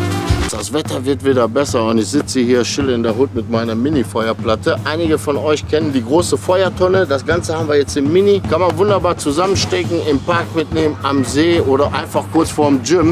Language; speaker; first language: German; native; German